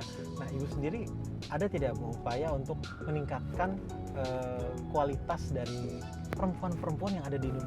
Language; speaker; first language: Indonesian; native; Indonesian